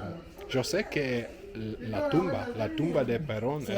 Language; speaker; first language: Spanish; non-native, learner; English